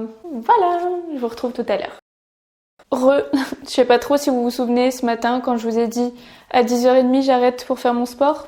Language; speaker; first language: French; native; French